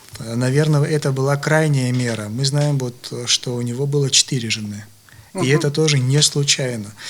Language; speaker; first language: Russian; non-native, local second language; Abkhazian